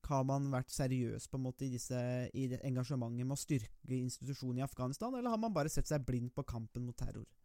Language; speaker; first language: Norwegian; native; Norwegian